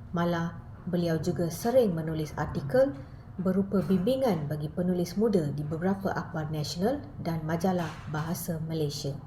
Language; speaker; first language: Malay; non-native, local second language; Tamil